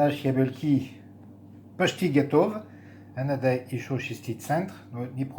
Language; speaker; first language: Russian; non-native, learner; French